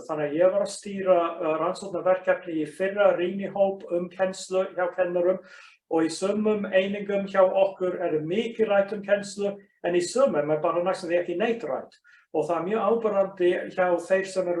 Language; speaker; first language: Icelandic; non-native, fluent; English